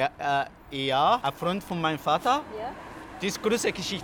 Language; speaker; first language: German; non-native, learner; Arabic